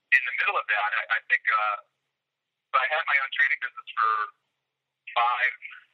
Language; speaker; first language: English; native; English